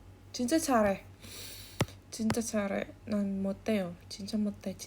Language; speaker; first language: Korean; non-native, learner; Indonesian